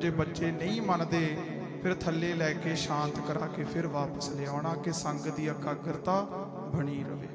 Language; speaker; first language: Punjabi; early bilingual, heritage; Punjabi